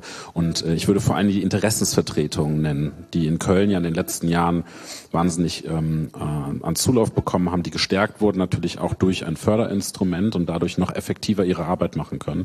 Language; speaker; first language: German; native; German